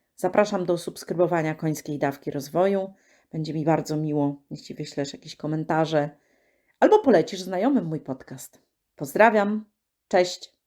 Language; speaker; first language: Polish; native; Polish